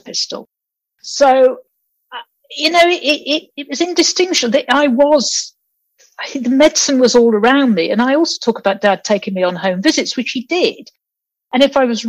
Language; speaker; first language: English; native; English